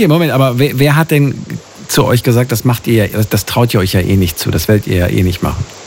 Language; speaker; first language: German; native; German